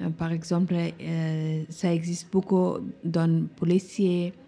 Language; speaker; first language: French; non-native, learner; Persian